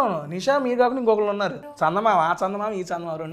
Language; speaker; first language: Telugu; native; Telugu